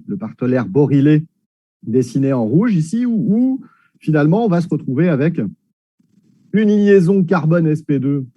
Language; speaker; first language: French; native; French